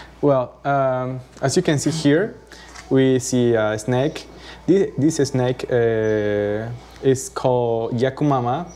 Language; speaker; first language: English; non-native, learner; Spanish